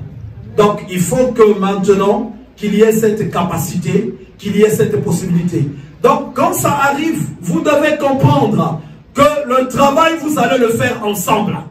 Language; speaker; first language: French; non-native, local second language; Lingala